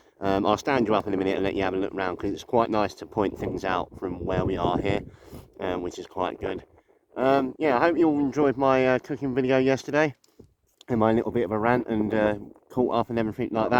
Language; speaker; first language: English; native; English